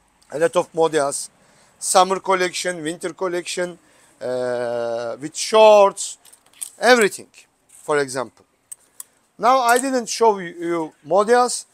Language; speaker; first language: English; non-native, learner; Turkish